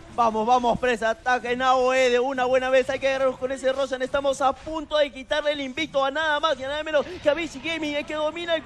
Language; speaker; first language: Spanish; native; Spanish